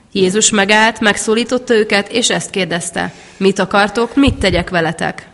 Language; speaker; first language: Hungarian; native; Hungarian